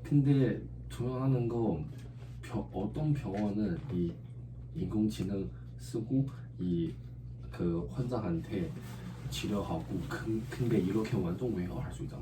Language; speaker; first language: Korean; non-native, learner; Chinese